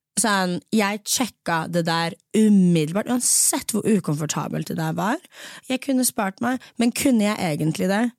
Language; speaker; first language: Norwegian; early bilingual, other home language; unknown